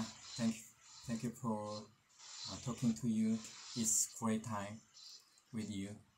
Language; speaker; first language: English; non-native, learner; Korean